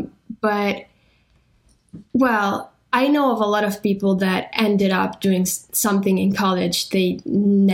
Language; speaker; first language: English; non-native, fluent; Italian